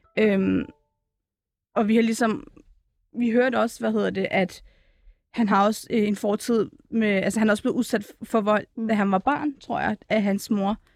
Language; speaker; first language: Danish; early bilingual, other home language; Turkish